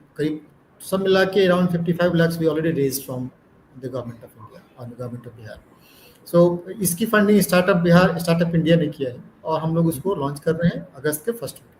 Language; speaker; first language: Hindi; native; Hindi